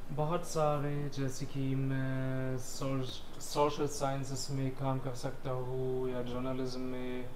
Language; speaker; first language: Hindi; non-native, fluent; German